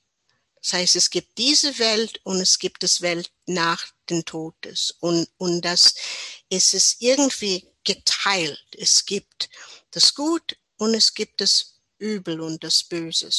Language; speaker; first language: German; non-native, learner; English